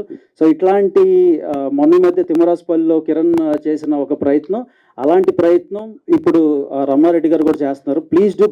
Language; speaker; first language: Telugu; native; Telugu